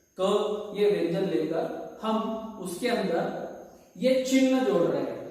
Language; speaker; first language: Hindi; non-native, local second language; Urdu